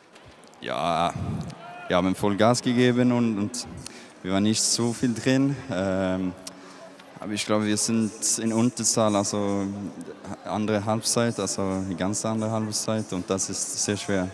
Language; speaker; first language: German; non-native, learner; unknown